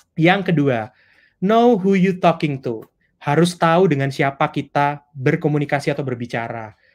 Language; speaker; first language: Indonesian; native; Indonesian